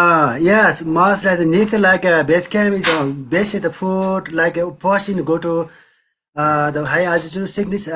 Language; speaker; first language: English; non-native, learner; Nepali